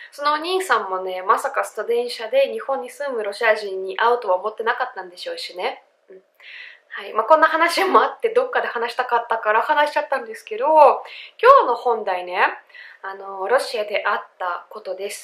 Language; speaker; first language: Japanese; non-native, fluent; Russian